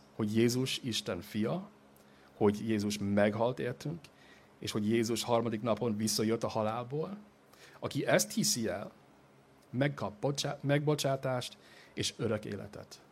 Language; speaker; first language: Hungarian; non-native, fluent; English